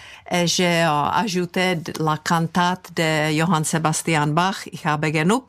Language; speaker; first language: French; non-native, fluent; Czech